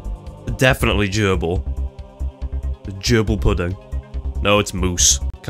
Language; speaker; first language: English; native; English